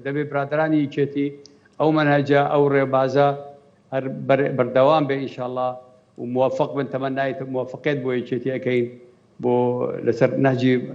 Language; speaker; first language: Central Kurdish; non-native, local second language; Assyrian Neo-Aramaic